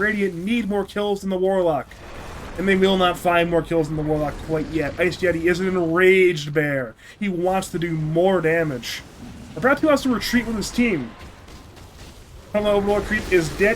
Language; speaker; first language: English; native; English